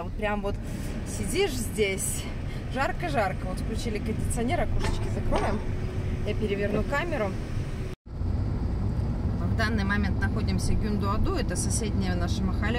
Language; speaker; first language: Russian; native; Russian